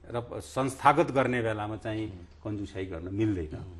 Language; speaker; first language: Nepali; non-native, local second language; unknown